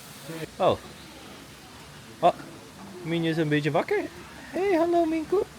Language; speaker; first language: Dutch; early bilingual, other home language; Filipino